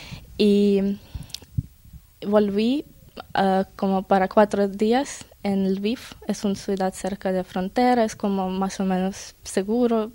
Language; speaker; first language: Spanish; non-native, learner; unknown